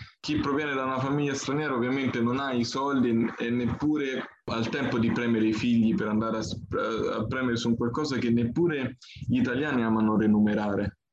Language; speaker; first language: Italian; early bilingual, other home language; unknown